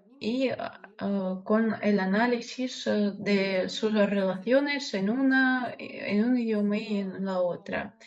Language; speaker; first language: Spanish; non-native, fluent; Russian